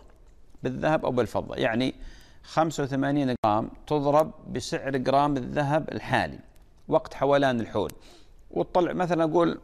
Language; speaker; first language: Arabic; native; Arabic